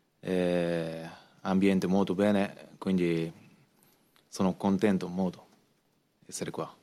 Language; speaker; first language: Italian; non-native, learner; Japanese